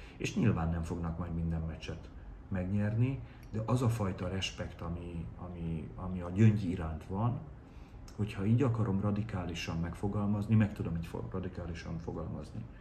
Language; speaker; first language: Hungarian; native; Hungarian